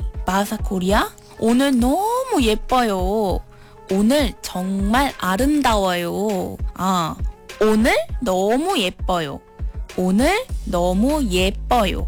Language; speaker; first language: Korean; non-native, learner; Malay